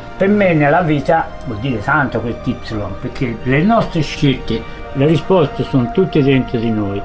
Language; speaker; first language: Italian; early bilingual, other home language; English